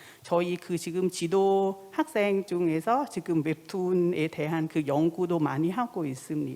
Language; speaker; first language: Korean; non-native, fluent; Thai